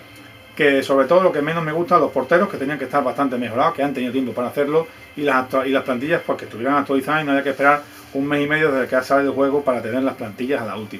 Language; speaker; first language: Spanish; native; Spanish